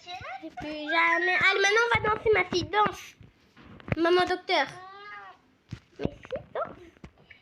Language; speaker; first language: French; native; French